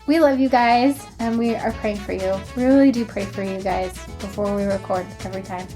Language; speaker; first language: English; native; English